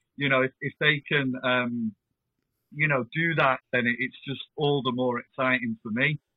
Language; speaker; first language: English; native; English